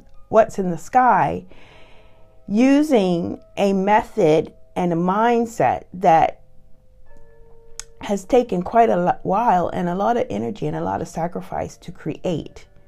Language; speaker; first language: English; native; English